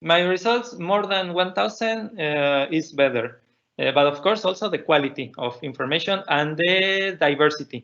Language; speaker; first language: English; non-native, fluent; Spanish